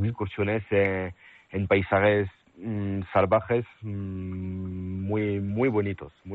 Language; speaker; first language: Spanish; non-native, fluent; French